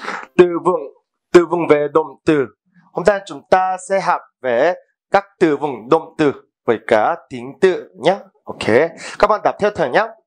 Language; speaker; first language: Vietnamese; non-native, fluent; Korean